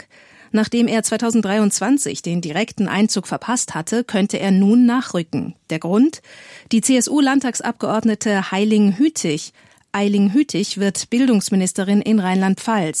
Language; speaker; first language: German; native; German